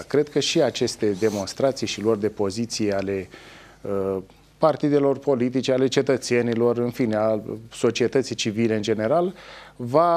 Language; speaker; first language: Romanian; native; Romanian